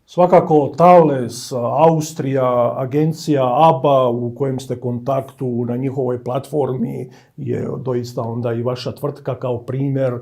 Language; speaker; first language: Bosnian; native; Bosnian